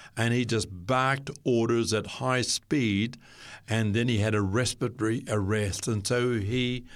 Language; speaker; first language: English; native; English